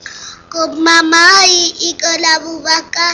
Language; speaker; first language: Spanish; early bilingual, other home language; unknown